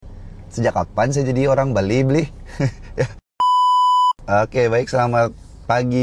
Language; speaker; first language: Indonesian; native; Indonesian